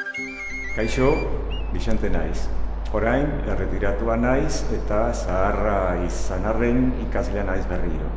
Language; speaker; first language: Basque; non-native, learner; Spanish